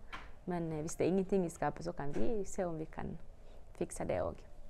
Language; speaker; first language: Norwegian; early bilingual, other home language; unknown